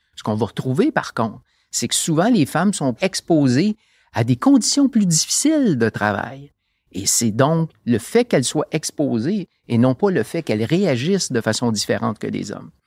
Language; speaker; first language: French; native; French